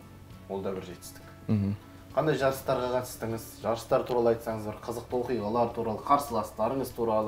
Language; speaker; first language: Kazakh; native; Kazakh